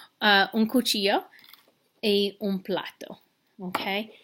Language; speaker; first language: Spanish; non-native, fluent; English